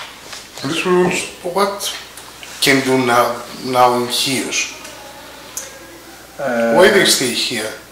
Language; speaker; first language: English; non-native, learner; Greek